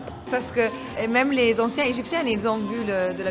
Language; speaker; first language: French; non-native, fluent; Arabic